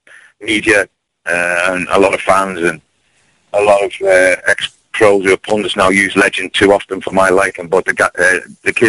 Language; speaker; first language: English; native; English